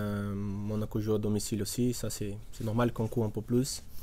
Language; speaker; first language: French; non-native, learner; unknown